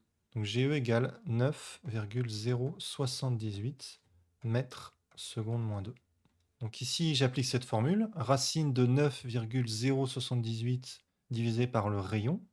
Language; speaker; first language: French; native; French